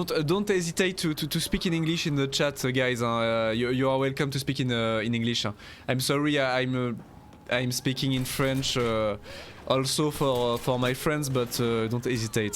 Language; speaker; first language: English; non-native, learner; French